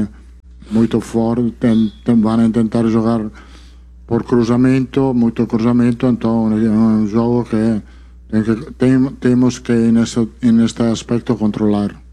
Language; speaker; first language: Portuguese; non-native, fluent; Italian